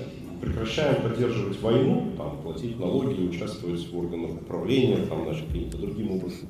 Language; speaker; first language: Russian; native; Russian